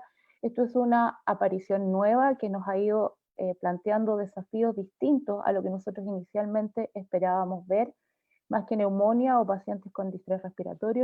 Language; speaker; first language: Spanish; native; Spanish